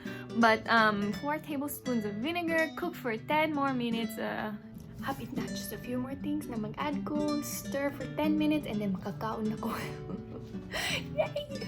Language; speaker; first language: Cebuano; non-native, local second language; English